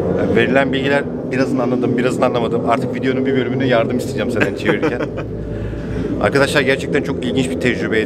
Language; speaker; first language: Turkish; native; Turkish